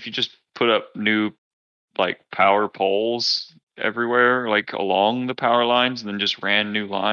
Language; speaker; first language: English; native; English